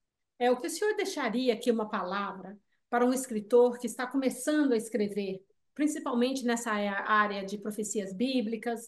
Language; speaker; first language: Portuguese; early bilingual, heritage; Portuguese